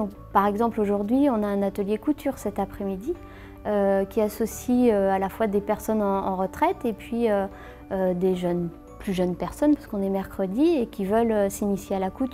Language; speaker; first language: French; native; French